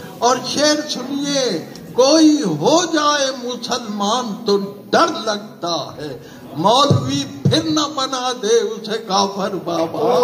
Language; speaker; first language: Urdu; non-native, local second language; Punjabi